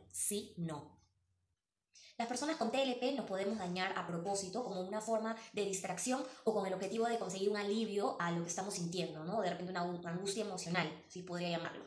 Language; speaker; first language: Spanish; native; Spanish